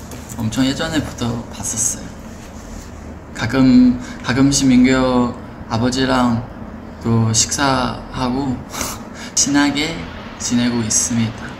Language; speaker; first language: Korean; non-native, fluent; Chinese